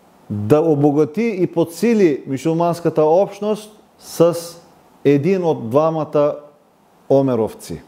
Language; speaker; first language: Bulgarian; non-native, local second language; Turkish